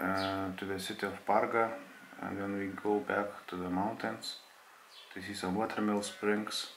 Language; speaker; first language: English; non-native, fluent; Lithuanian